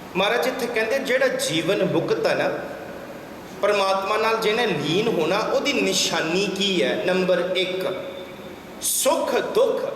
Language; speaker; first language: Punjabi; early bilingual, heritage; Punjabi